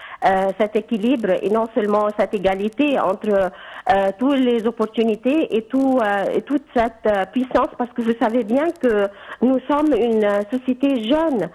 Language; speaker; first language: French; non-native, fluent; Arabic